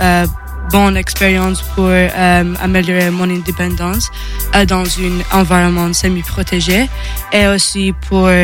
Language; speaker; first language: French; non-native, fluent; Maltese